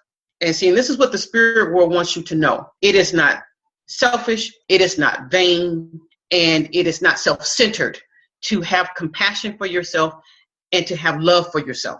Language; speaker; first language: English; native; English